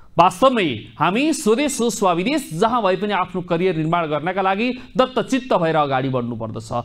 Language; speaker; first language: Nepali; native; Nepali